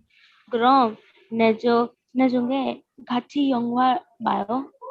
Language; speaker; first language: Korean; non-native, learner; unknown